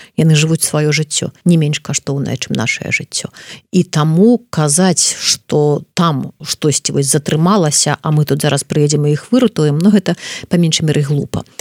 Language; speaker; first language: Belarusian; non-native, local second language; Russian